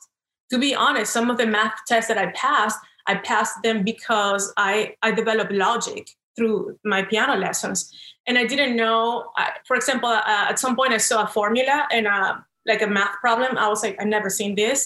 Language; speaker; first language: English; non-native, fluent; Spanish